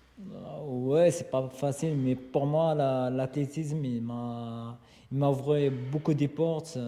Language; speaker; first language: French; non-native, learner; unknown